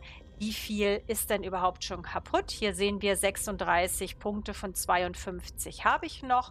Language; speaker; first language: German; native; German